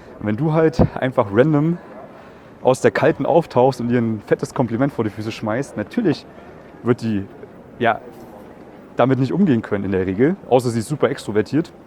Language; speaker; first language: German; native; German